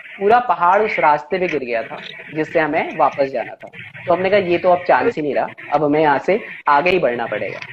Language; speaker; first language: Hindi; native; Hindi